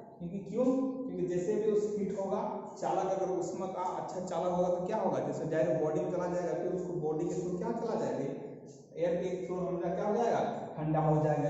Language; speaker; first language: Hindi; non-native, local second language; Santali